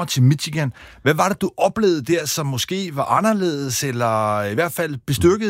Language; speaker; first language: Danish; native; Danish